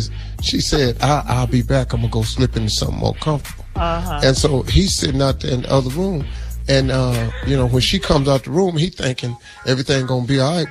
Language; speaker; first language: English; native; English